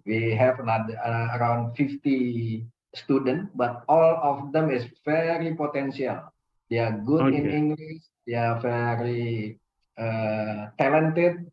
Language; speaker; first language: English; non-native, learner; Indonesian